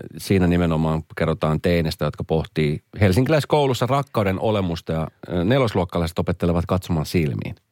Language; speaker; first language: Finnish; native; Finnish